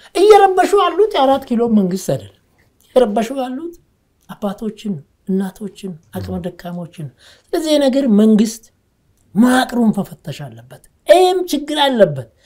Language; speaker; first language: Amharic; non-native, local second language; Oromo